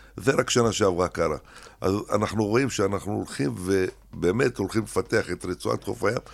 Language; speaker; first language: Hebrew; early bilingual, other home language; Arabic